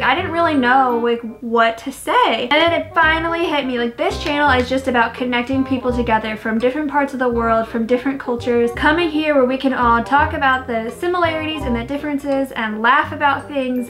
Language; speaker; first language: English; native; English